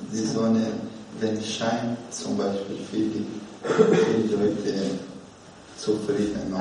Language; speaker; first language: German; non-native, learner; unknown